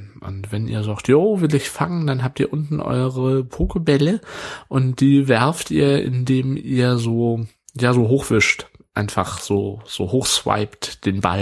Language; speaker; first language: German; native; German